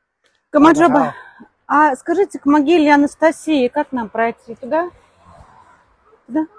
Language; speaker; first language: Russian; native; Russian